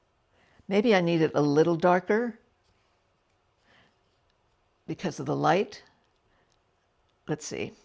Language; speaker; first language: English; native; English